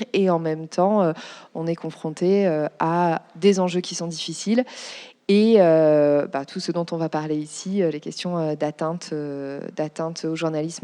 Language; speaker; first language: French; native; French